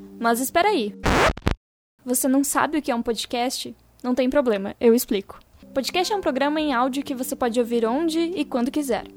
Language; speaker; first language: Portuguese; native; Portuguese